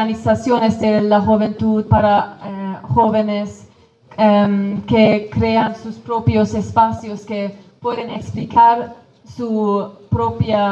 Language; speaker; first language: Spanish; non-native, fluent; Kurdish